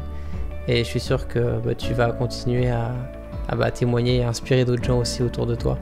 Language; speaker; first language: French; native; French